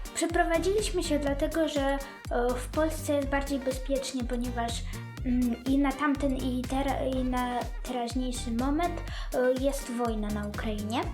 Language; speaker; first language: Polish; early bilingual, other home language; Ukrainian